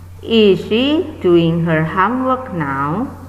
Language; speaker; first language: English; non-native, fluent; Indonesian